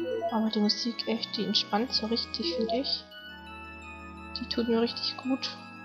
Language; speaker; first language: German; native; German